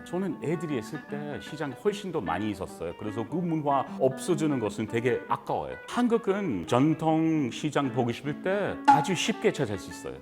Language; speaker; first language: Korean; non-native, learner; English